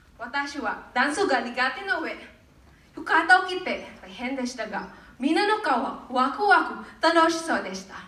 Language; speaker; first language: Japanese; non-native, learner; Filipino